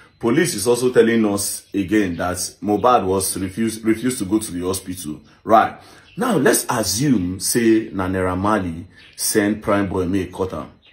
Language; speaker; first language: Nigerian Pidgin; native; Nigerian Pidgin